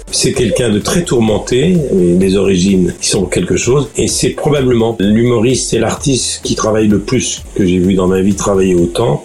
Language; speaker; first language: French; native; French